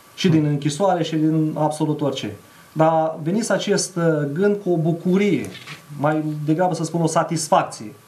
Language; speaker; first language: Romanian; native; Romanian